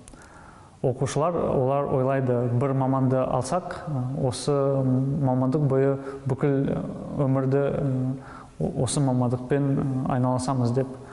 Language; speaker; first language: Kazakh; non-native, local second language; Russian